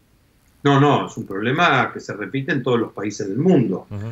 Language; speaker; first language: Spanish; native; Spanish